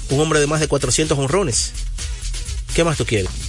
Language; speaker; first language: Spanish; native; Spanish